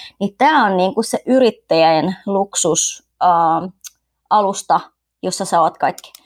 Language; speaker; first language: Finnish; early bilingual, other home language; Vietnamese